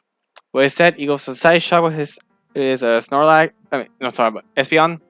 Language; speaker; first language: English; non-native, fluent; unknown